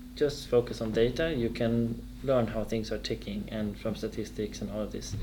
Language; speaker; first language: English; non-native, fluent; Swedish